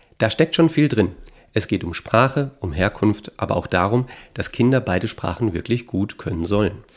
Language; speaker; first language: German; native; German